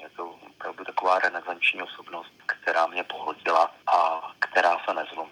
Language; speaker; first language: Czech; native; Czech